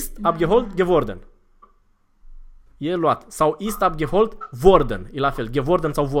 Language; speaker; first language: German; non-native, fluent; Romanian